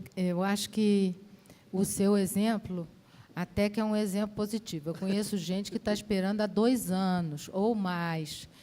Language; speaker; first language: Portuguese; native; Portuguese